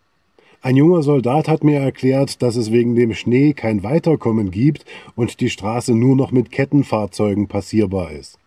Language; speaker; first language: German; native; German